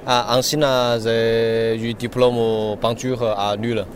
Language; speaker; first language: French; non-native, learner; Chinese